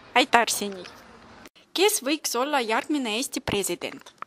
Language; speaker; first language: Estonian; non-native, local second language; Russian